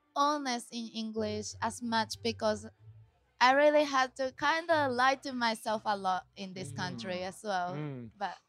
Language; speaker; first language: English; non-native, fluent; Japanese